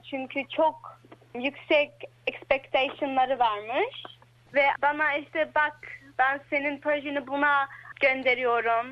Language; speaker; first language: Turkish; early bilingual, heritage; Turkish